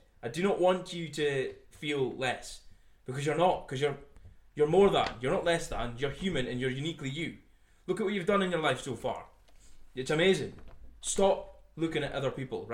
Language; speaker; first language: English; native; English